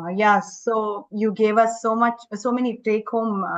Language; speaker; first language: English; non-native, local second language; Kannada